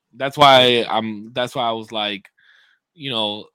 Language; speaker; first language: English; native; English